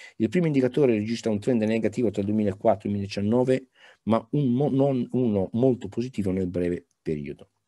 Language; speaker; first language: Italian; native; Italian